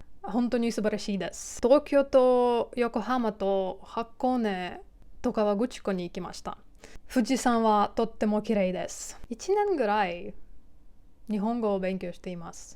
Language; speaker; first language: Japanese; non-native, learner; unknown